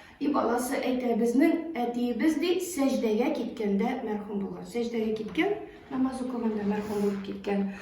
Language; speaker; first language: Tatar; native; Tatar